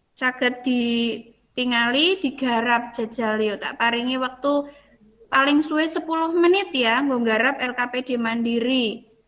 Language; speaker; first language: Javanese; native; Javanese